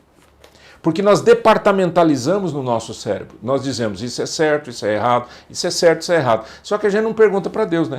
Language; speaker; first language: Portuguese; native; Portuguese